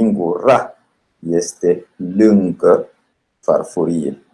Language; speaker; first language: Romanian; non-native, fluent; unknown